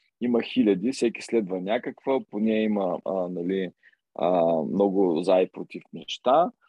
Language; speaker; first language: Bulgarian; native; Bulgarian